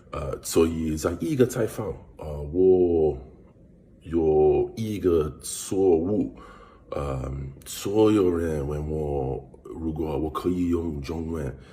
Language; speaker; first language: Chinese; non-native, learner; English